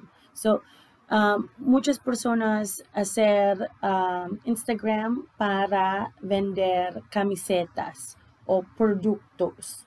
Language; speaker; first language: Spanish; non-native, learner; English